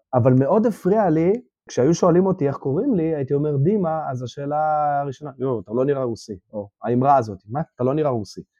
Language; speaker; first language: Hebrew; early bilingual, other home language; Russian